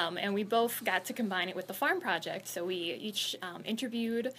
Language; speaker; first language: English; native; English